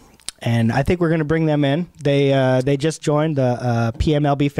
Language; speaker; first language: English; native; English